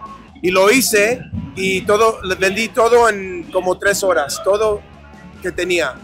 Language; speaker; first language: Spanish; non-native, fluent; English